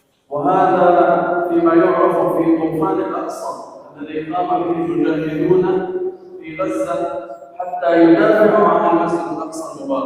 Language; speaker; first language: Arabic; native; Arabic